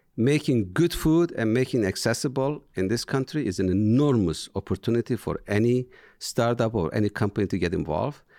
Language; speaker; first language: English; non-native, fluent; Turkish